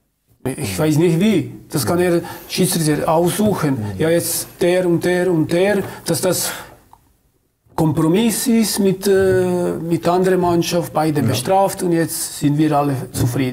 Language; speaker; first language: German; non-native, fluent; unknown